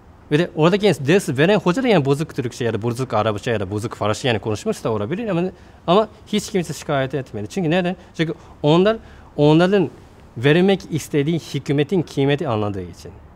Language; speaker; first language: Turkish; non-native, fluent; Japanese